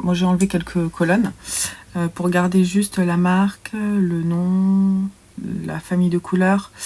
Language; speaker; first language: French; native; French